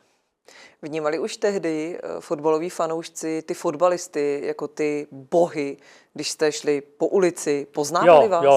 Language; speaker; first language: Czech; native; Czech